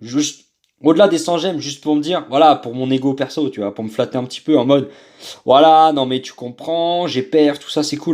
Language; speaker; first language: French; native; French